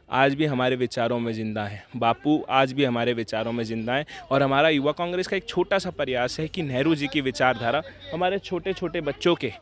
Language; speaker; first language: Hindi; native; Hindi